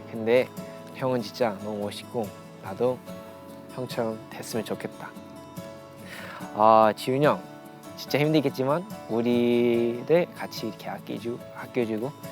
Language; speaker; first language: Korean; early bilingual, heritage; English